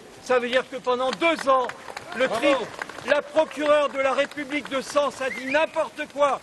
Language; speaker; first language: French; native; French